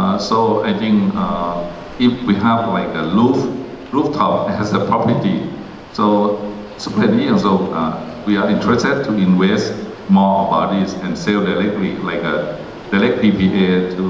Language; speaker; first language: English; non-native, learner; Thai